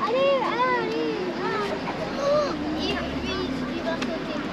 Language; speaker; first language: French; native; French